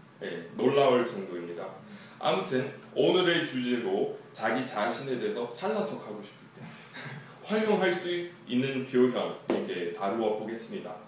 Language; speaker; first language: Korean; non-native, fluent; English